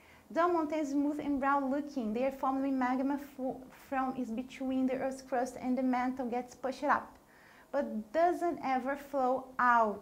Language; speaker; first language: English; non-native, fluent; Portuguese